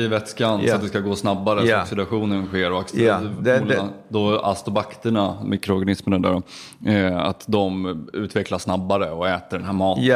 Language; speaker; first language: Swedish; native; Swedish